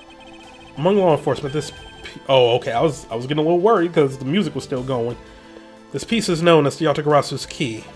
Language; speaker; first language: English; native; English